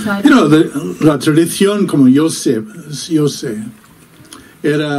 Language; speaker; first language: Spanish; non-native, fluent; English